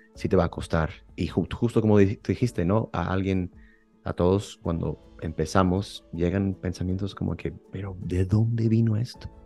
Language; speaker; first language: Spanish; early bilingual, heritage; Spanish